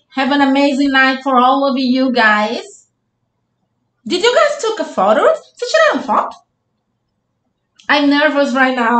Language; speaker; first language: English; non-native, fluent; Portuguese